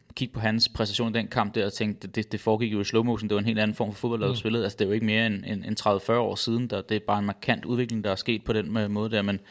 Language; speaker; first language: Danish; native; Danish